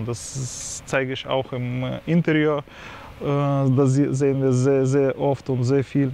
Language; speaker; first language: German; non-native, fluent; Russian